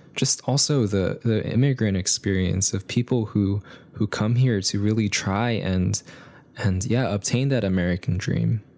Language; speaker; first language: English; native; English